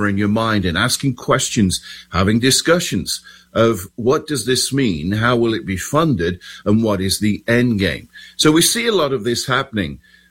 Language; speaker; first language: English; native; English